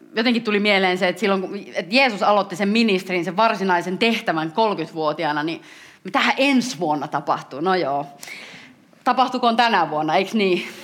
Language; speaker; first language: Finnish; native; Finnish